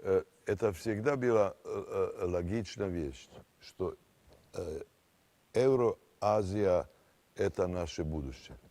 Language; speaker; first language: Russian; non-native, fluent; Serbian